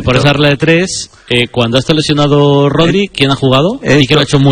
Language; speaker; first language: Spanish; native; Spanish